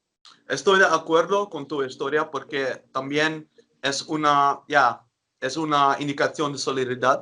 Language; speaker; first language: Spanish; non-native, learner; Dutch